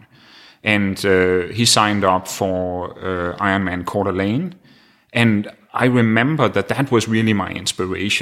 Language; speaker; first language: English; non-native, fluent; Danish